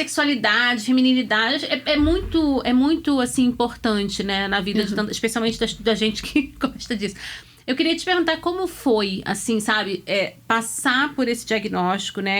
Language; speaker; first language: Portuguese; native; Portuguese